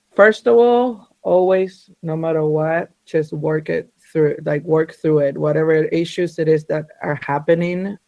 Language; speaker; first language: English; early bilingual, other home language; Spanish